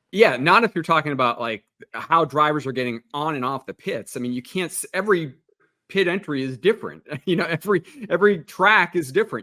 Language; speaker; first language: English; native; English